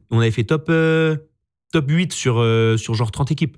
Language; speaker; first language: French; native; French